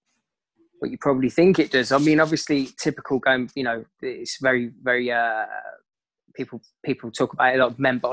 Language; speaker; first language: English; native; English